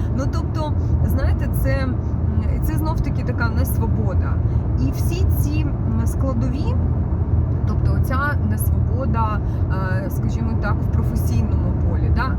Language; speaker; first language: Ukrainian; non-native, local second language; Russian